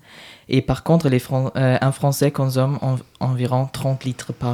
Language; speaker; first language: French; non-native, fluent; German